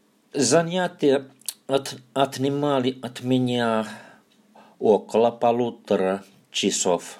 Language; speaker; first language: Russian; non-native, fluent; Finnish